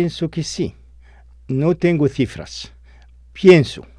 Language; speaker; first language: Spanish; non-native, fluent; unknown